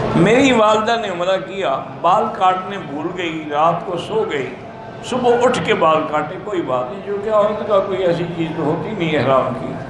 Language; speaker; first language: Urdu; native; Urdu